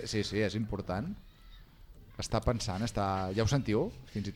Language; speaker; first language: Catalan; native; Catalan